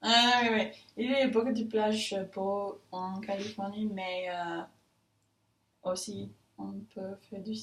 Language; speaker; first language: French; non-native, learner; English